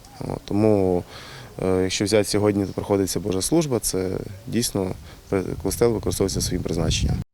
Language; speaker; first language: Ukrainian; native; Ukrainian